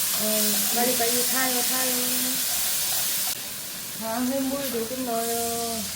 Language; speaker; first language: Korean; non-native, learner; Vietnamese